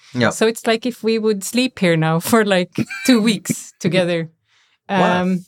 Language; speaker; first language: English; native; English